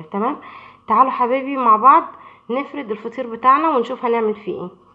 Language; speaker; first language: Arabic; native; Arabic